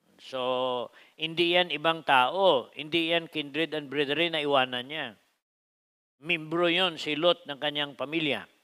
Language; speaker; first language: Filipino; non-native, local second language; Cebuano